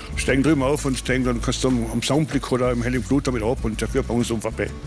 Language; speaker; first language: German; native; German